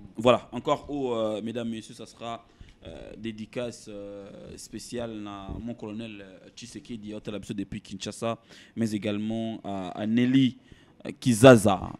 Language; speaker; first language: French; non-native, local second language; Lingala